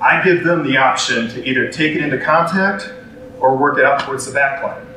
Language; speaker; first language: English; native; English